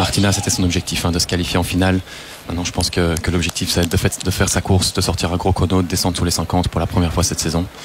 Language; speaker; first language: French; native; French